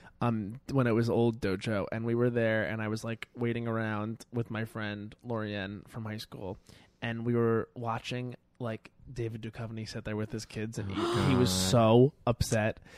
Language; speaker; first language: English; native; English